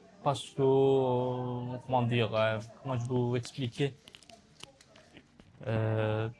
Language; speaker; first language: French; non-native, learner; Kurdish